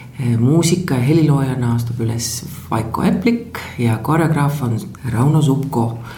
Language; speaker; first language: Estonian; native; Estonian